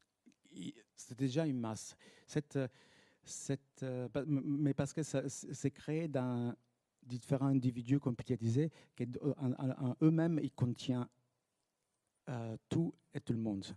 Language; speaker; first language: French; non-native, fluent; Italian